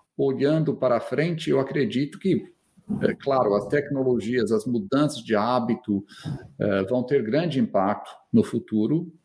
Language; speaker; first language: Portuguese; non-native, fluent; English